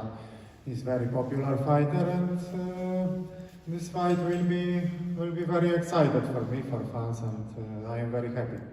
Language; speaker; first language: English; non-native, learner; Polish